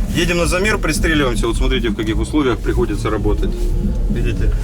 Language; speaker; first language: Russian; native; Russian